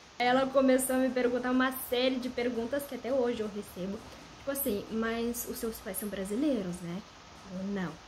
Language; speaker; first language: Portuguese; non-native, fluent; Romanian